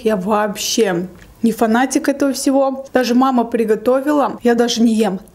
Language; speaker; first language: Russian; native; Russian